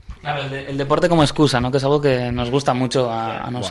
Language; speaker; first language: Spanish; native; Spanish